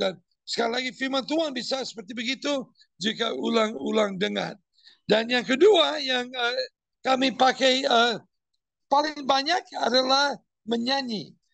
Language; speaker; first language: Indonesian; non-native, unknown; English